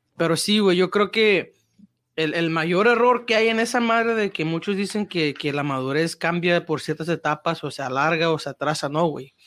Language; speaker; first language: Spanish; early bilingual, heritage; Spanish